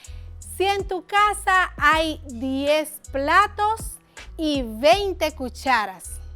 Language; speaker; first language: Spanish; native; Spanish